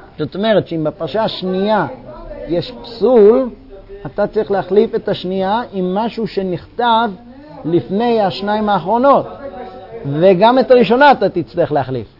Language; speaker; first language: Hebrew; non-native, fluent; English